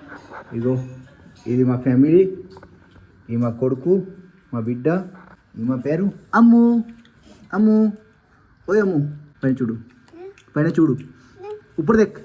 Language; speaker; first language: Telugu; non-native, learner; Marwari